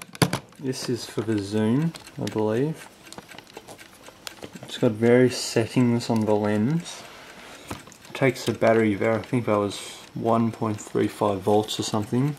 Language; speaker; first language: English; native; English